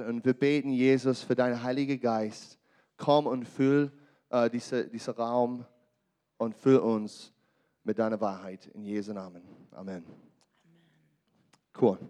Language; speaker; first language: German; non-native, learner; English